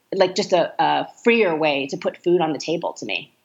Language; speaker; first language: English; native; English